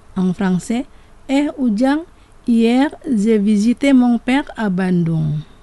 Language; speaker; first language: French; non-native, fluent; Indonesian